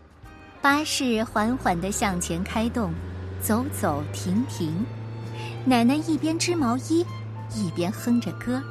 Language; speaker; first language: Chinese; native; Chinese